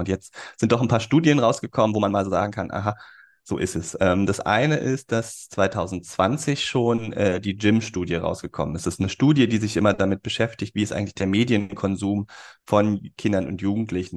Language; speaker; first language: German; native; German